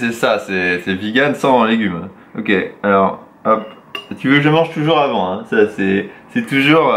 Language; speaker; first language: French; native; French